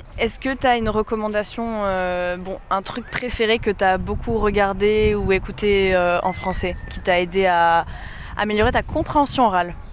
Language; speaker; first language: French; native; French